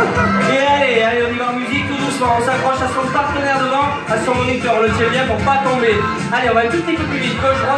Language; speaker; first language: French; native; French